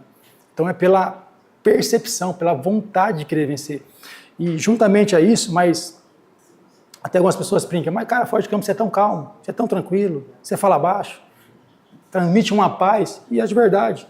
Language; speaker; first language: Portuguese; native; Portuguese